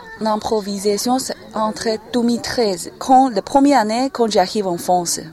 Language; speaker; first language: French; non-native, learner; Chinese